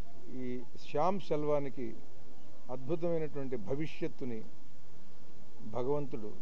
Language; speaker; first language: Telugu; native; Telugu